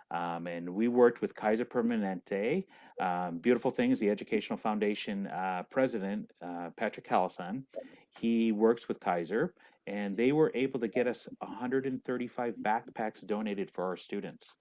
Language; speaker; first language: English; native; English